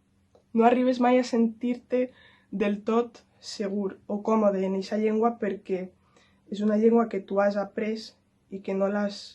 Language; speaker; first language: Catalan; non-native, local second language; Spanish